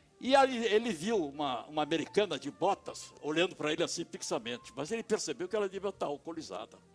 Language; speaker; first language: Portuguese; native; Portuguese